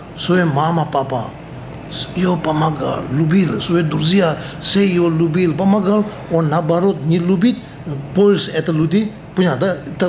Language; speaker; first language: Russian; non-native, learner; Tibetan